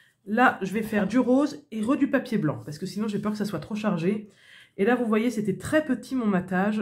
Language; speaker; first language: French; native; French